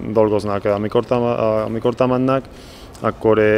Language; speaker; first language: Hungarian; non-native, learner; Spanish